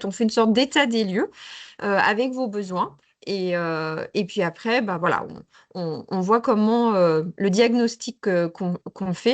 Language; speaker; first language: French; native; French